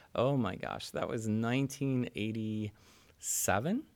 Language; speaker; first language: English; native; English